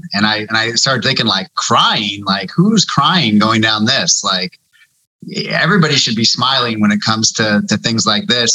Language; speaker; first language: English; native; English